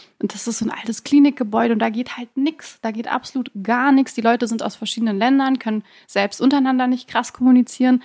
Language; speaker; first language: German; early bilingual, other home language; Persian